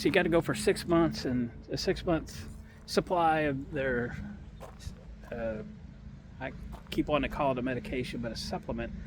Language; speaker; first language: English; native; English